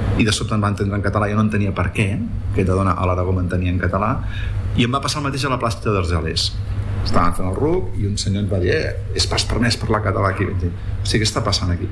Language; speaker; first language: Catalan; non-native, local second language; Spanish